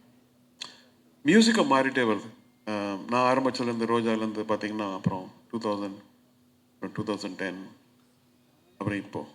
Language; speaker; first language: Tamil; native; Tamil